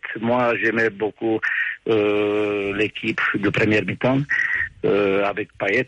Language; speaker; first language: French; non-native, fluent; Romanian